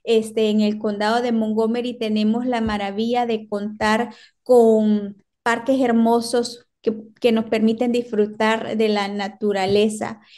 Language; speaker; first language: Spanish; native; Spanish